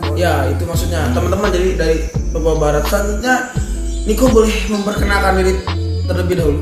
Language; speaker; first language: Indonesian; native; Indonesian